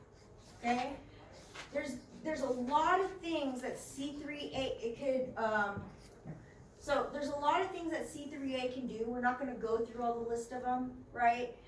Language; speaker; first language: English; native; English